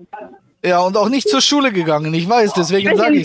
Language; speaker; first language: German; native; German